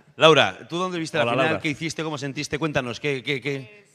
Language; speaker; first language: Spanish; native; Spanish